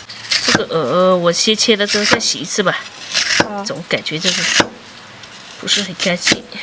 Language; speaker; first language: Chinese; native; Chinese